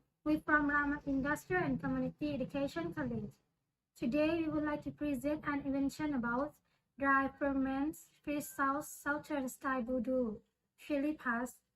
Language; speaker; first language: English; non-native, learner; Thai